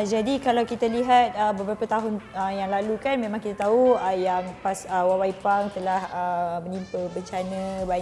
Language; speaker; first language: Malay; native; Malay